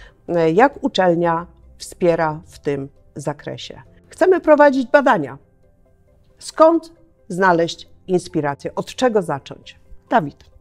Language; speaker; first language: Polish; native; Polish